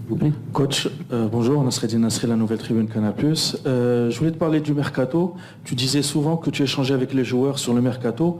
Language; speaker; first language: French; native; French